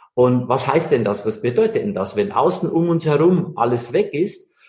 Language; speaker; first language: German; native; German